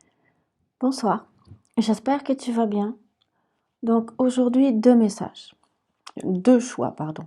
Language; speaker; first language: French; native; French